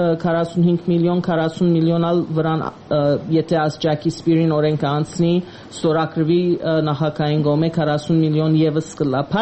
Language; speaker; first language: Armenian; native; Armenian